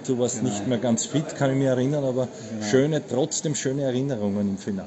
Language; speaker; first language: German; native; German